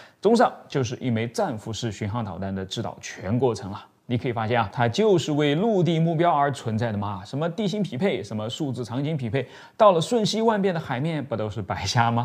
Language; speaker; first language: Chinese; native; Chinese